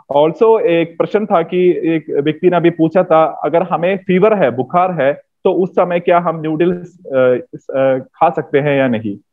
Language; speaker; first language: Hindi; non-native, local second language; Malayalam